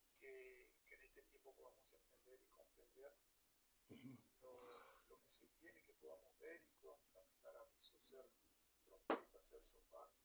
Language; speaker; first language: Spanish; native; Spanish